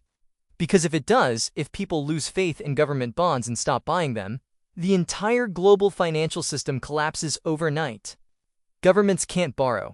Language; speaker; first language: English; native; English